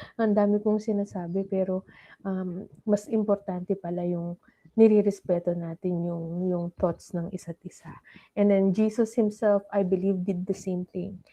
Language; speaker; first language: Filipino; non-native, local second language; Pampanga